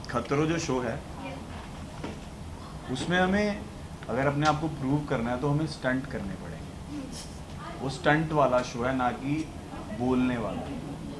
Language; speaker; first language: Hindi; native; Hindi